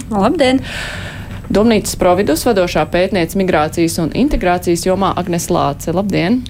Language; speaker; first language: Latvian; native; Latvian